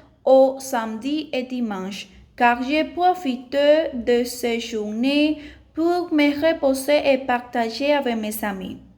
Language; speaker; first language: French; non-native, learner; Spanish